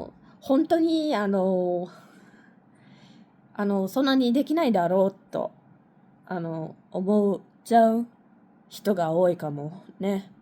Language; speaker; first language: Japanese; non-native, learner; English